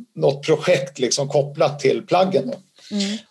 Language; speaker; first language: Swedish; native; Swedish